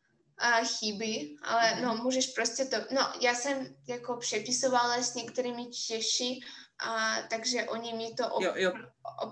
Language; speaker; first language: Czech; non-native, fluent; Russian